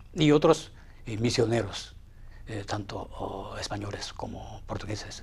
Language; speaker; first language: Spanish; non-native, fluent; Japanese